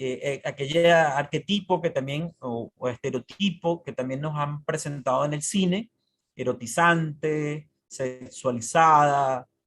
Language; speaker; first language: Spanish; native; Spanish